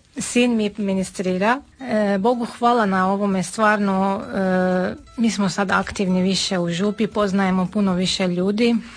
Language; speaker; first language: Serbian; non-native, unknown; Armenian